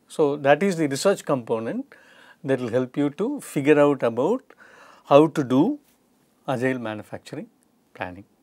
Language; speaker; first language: English; non-native, local second language; Tamil